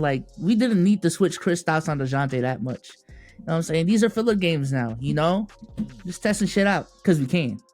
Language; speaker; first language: English; native; English